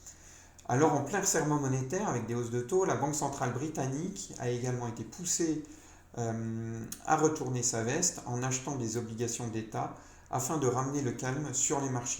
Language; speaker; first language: French; native; French